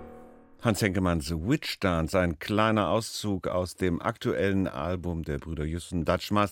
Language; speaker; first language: German; native; German